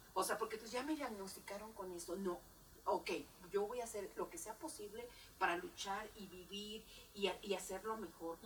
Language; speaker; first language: Spanish; native; Spanish